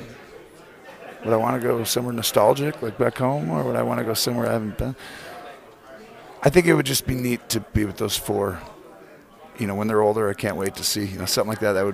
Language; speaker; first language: English; native; English